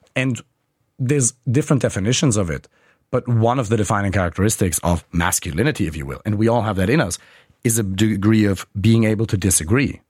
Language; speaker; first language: English; non-native, fluent; German